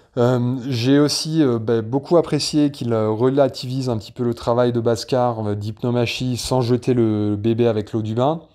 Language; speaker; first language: French; native; French